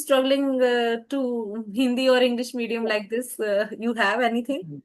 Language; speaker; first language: English; non-native, fluent; Hindi